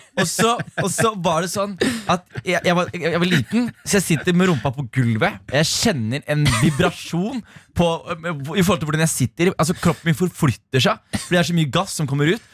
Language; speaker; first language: Norwegian; early bilingual, other home language; Somali